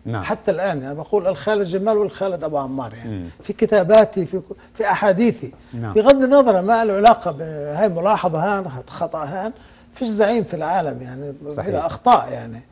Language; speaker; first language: Arabic; native; Arabic